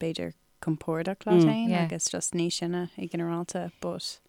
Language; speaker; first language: Irish; non-native, local second language; English